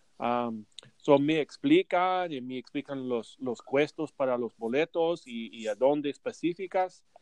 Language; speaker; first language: Spanish; non-native, learner; English